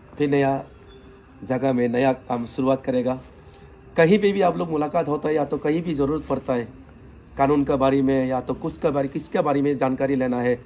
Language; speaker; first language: Hindi; non-native, local second language; Kok Borok